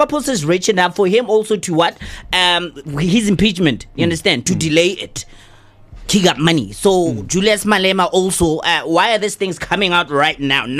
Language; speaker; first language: English; non-native, local second language; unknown